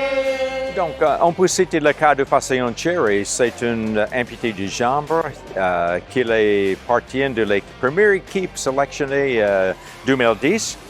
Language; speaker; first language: French; non-native, local second language; Haitian Creole